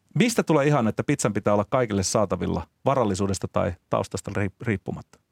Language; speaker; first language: Finnish; native; Finnish